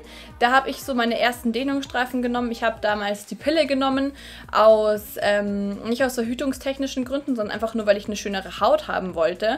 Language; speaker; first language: German; native; German